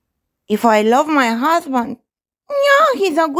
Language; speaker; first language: English; non-native, fluent; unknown